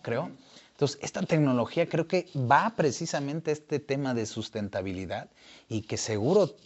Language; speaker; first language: Spanish; native; Spanish